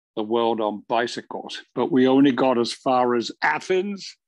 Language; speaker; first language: English; native; English